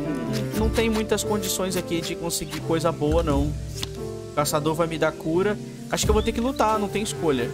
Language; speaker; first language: Portuguese; native; Portuguese